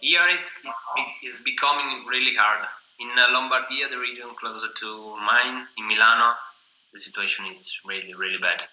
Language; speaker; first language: English; non-native, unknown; Italian